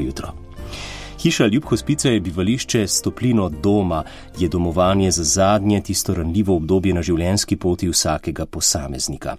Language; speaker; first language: Slovenian; native; Slovenian